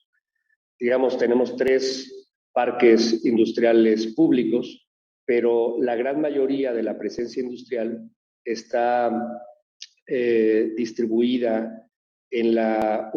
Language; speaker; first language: Spanish; native; Spanish